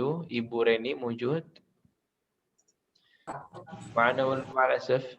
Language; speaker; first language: Arabic; non-native, fluent; Indonesian